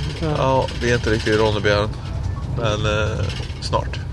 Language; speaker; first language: Swedish; native; Swedish